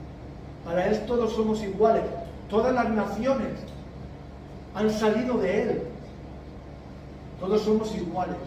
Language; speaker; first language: Spanish; native; Spanish